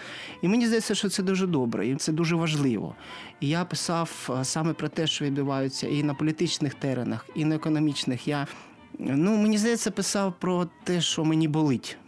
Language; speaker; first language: Ukrainian; non-native, local second language; Russian